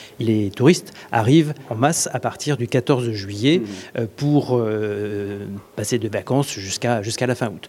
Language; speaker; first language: French; non-native, fluent; Spanish